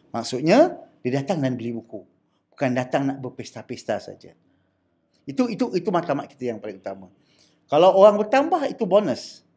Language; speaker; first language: Malay; native; Malay